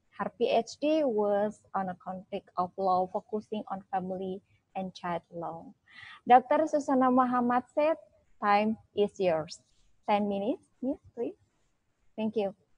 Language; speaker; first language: English; non-native, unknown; Indonesian